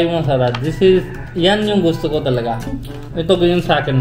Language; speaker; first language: Filipino; non-native, learner; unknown